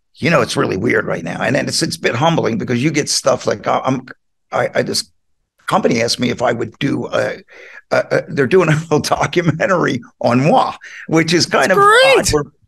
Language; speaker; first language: English; native; English